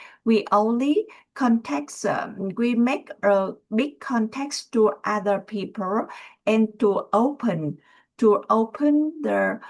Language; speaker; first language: English; non-native, learner; Vietnamese